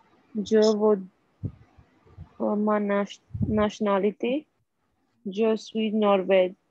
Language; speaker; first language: French; non-native, learner; Hindi